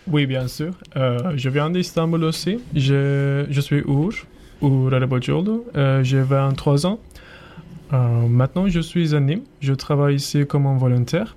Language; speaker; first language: French; non-native, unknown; Turkish